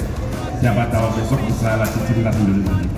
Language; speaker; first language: Indonesian; non-native, fluent; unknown